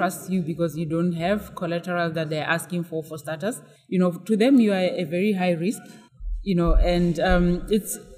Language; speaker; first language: English; non-native, local second language; Tswana